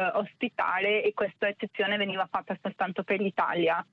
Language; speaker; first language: Italian; non-native, fluent; Albanian